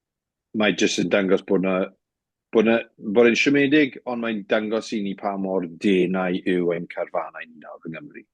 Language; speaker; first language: Welsh; native; Welsh